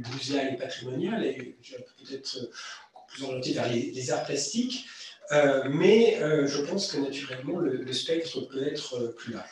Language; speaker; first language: French; native; French